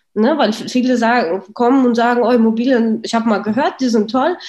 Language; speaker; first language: German; early bilingual, other home language; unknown